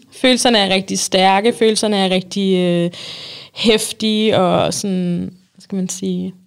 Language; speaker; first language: Danish; early bilingual, other home language; Arabic